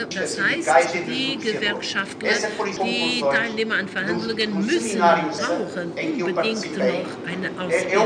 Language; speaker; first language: German; non-native, fluent; Portuguese